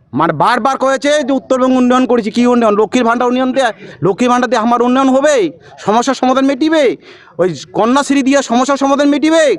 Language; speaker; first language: Bangla; non-native, local second language; Rangpuri